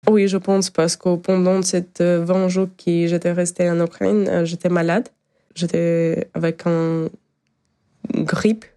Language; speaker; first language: French; non-native, learner; Ukrainian